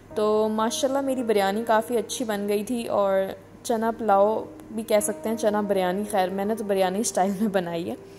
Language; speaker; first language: Urdu; native; Urdu